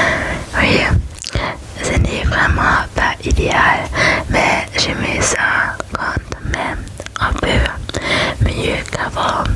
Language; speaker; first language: French; non-native, learner; German